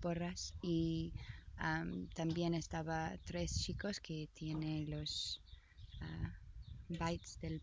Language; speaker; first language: Spanish; non-native, learner; English